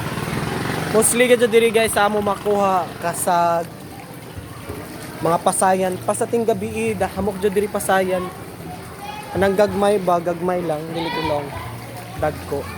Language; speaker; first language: Filipino; non-native, local second language; Cebuano